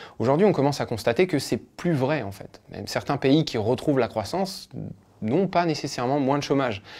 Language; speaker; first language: French; native; French